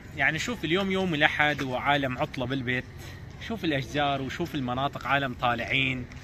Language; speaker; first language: Arabic; non-native, local second language; Azerbaijani